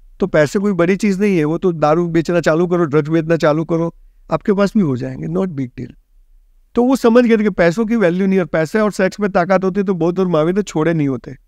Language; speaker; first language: Hindi; non-native, local second language; Gujarati